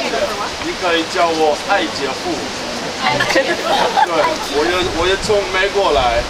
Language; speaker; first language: Chinese; non-native, learner; English